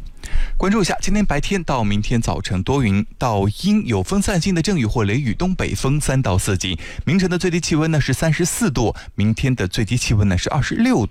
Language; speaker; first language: Chinese; native; Chinese